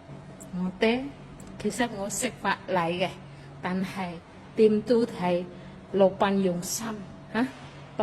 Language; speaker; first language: Cantonese; non-native, fluent; Indonesian